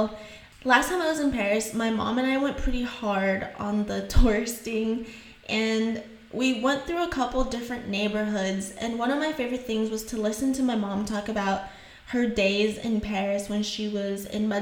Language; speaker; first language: English; non-native, fluent; French